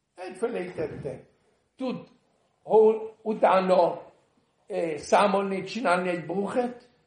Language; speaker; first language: Hungarian; early bilingual, heritage; Hungarian